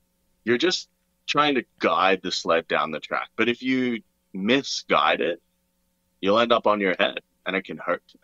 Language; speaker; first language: English; native; English